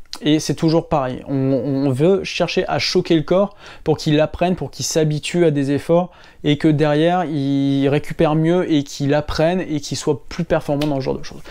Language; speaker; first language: French; native; French